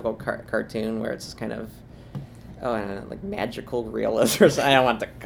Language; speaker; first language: English; native; English